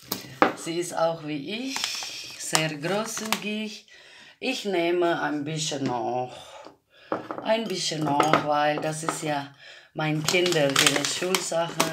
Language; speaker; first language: German; non-native, learner; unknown